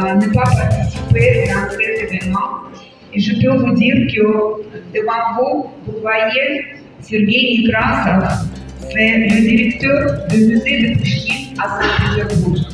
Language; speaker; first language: French; non-native, fluent; Russian